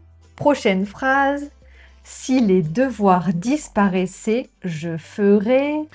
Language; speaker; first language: French; native; French